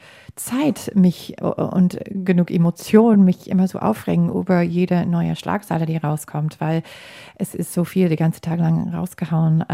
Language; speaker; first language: German; non-native, fluent; English